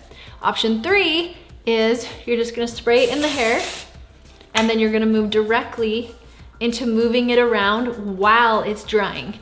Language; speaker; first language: English; native; English